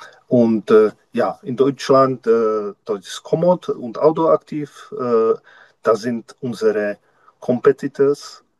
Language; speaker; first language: German; non-native, learner; Czech